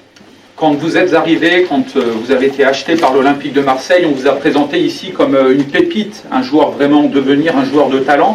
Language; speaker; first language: French; native; French